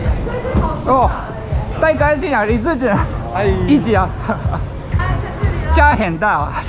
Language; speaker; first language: Chinese; non-native, learner; Japanese